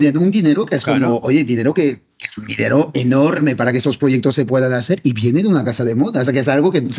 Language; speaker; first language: Spanish; non-native, fluent; French